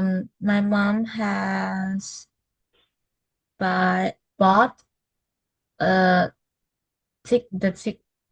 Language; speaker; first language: English; non-native, learner; Vietnamese